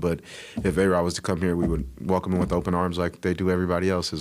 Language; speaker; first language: English; native; English